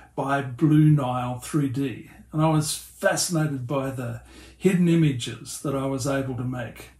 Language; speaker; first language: English; native; English